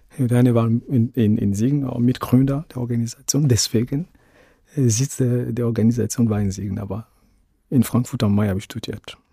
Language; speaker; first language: German; non-native, fluent; Ewe